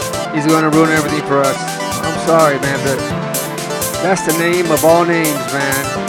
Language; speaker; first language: English; early bilingual, other home language; Spanish